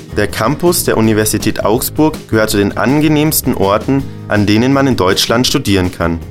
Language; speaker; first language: German; native; German